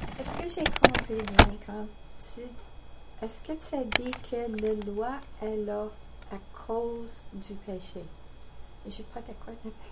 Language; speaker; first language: French; non-native, learner; English